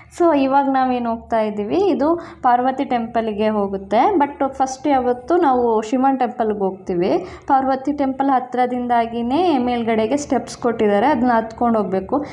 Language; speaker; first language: Kannada; native; Kannada